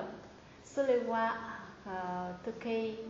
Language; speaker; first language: Japanese; non-native, learner; Vietnamese